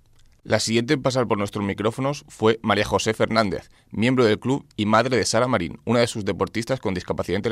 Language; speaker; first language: Spanish; native; Spanish